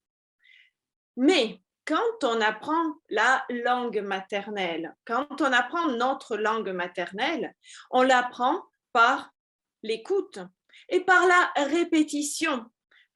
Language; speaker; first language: French; native; French